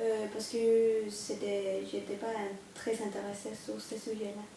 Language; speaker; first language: French; non-native, learner; Spanish